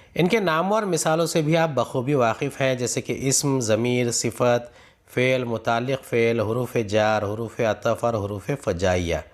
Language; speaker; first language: Urdu; native; Urdu